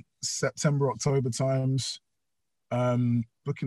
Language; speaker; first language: English; native; English